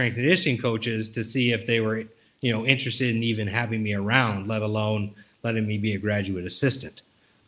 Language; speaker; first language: English; native; English